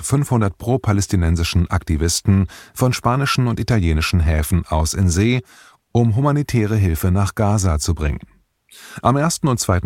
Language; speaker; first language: German; native; German